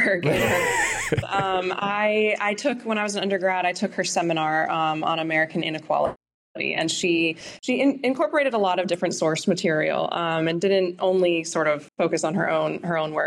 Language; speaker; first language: English; native; English